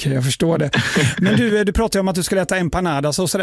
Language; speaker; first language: Swedish; native; Swedish